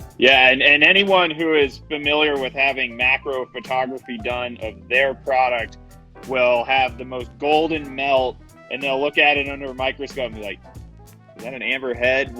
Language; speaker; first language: English; native; English